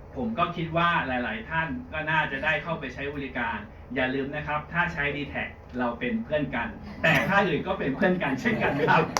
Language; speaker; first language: Thai; native; Thai